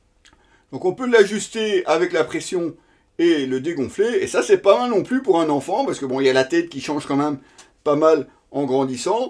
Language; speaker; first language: French; native; French